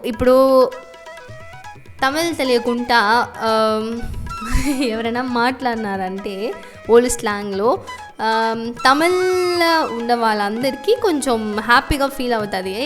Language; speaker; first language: Telugu; non-native, learner; Tamil